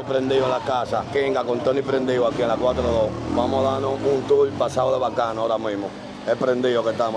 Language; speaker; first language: Spanish; native; Spanish